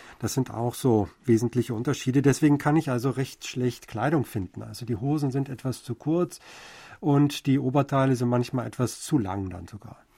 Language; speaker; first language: German; native; German